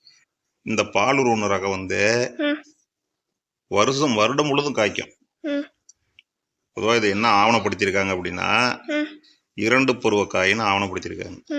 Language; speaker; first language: Tamil; native; Tamil